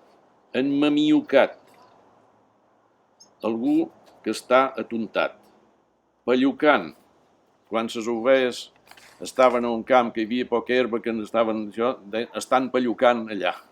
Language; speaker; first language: Catalan; native; Catalan